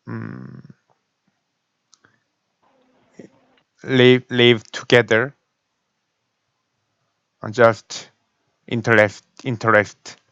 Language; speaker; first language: English; non-native, learner; Korean